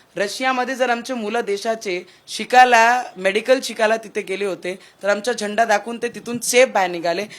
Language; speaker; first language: Marathi; non-native, local second language; Punjabi